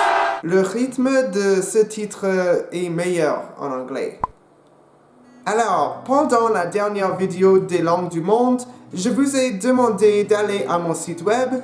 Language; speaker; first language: French; non-native, local second language; English